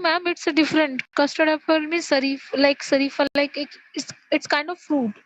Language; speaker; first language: English; non-native, learner; Hindi